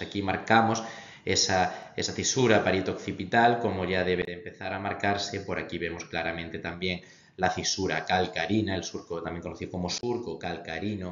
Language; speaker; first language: Spanish; native; Spanish